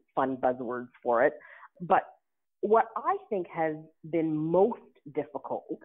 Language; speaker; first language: English; native; English